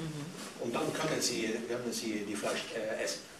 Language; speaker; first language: German; non-native, learner; Northern Sami